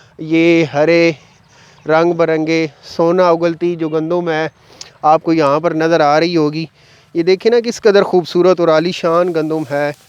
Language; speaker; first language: Urdu; non-native, local second language; Punjabi